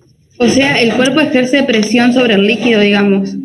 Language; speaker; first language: Spanish; native; Spanish